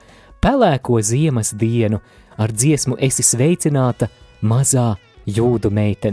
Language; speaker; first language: Latvian; native; Latvian